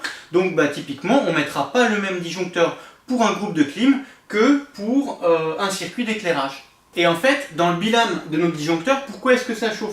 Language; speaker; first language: French; native; French